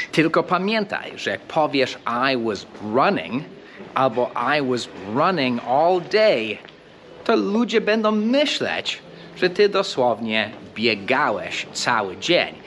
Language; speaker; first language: Polish; non-native, fluent; English